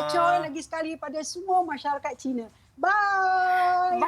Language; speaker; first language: Malay; non-native, local second language; Chinese